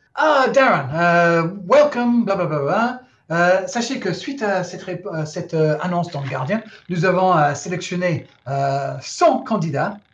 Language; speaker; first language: French; non-native, fluent; English